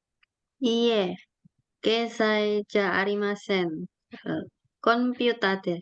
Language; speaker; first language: Japanese; non-native, learner; Indonesian